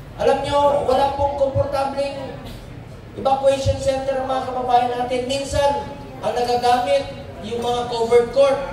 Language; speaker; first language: Filipino; non-native, local second language; Cebuano